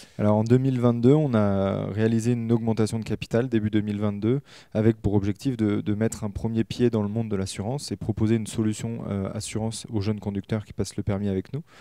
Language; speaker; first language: French; native; French